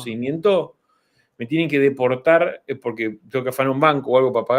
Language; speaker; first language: Spanish; native; Spanish